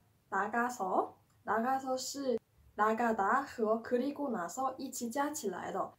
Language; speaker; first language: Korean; non-native, fluent; Chinese